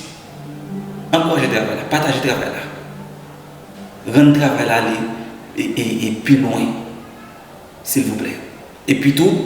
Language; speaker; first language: French; non-native, learner; Haitian Creole